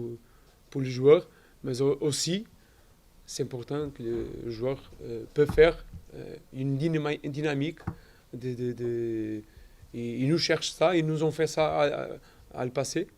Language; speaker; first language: French; non-native, learner; Portuguese